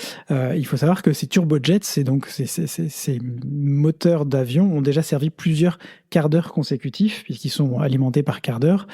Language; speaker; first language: French; native; French